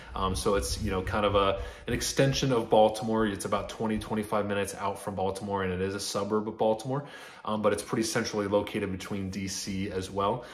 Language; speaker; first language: English; native; English